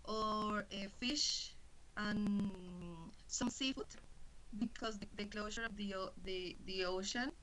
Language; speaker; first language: English; non-native, learner; Spanish